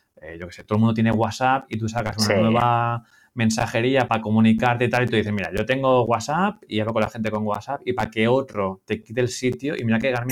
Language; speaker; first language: Spanish; native; Spanish